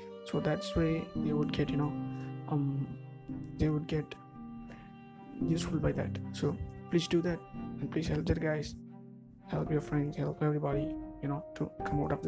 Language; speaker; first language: English; non-native, local second language; Tamil